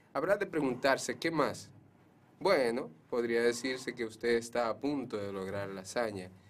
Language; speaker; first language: Spanish; native; Spanish